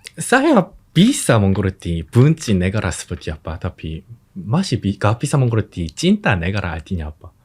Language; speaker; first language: Indonesian; non-native, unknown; Korean